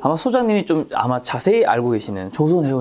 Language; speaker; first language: Korean; native; Korean